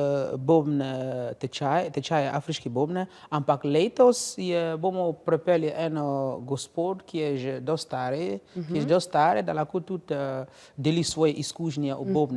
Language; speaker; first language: Slovenian; non-native, learner; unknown